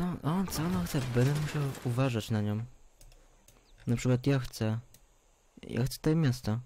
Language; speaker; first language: Polish; early bilingual, heritage; Polish